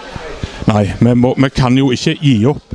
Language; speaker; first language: Norwegian; native; Norwegian